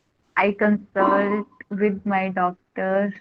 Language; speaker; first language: English; non-native, learner; Hindi